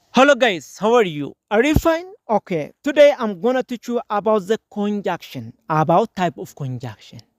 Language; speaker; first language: English; non-native, local second language; Amharic